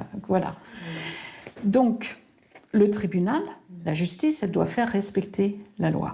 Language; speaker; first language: French; native; French